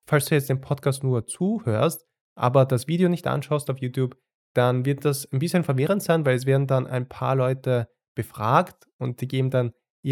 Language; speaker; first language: German; native; German